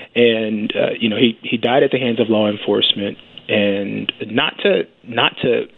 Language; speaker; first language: English; native; English